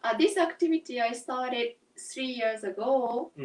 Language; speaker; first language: English; non-native, learner; Japanese